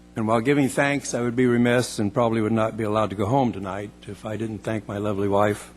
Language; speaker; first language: English; native; English